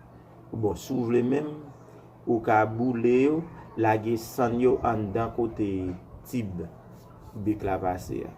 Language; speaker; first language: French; non-native, learner; Haitian Creole